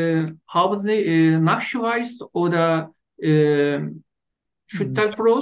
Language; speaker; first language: German; non-native, learner; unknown